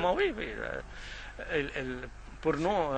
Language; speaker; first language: French; non-native, fluent; Arabic